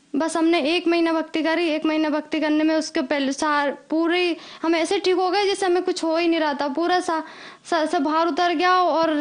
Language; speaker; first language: Hindi; native; Hindi